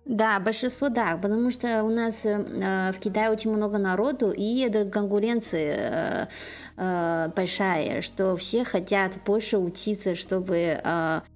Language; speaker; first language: Russian; non-native, learner; Chinese